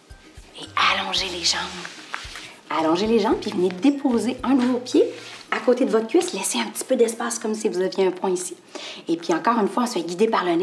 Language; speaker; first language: French; native; French